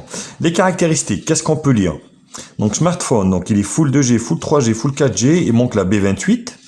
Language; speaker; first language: French; native; French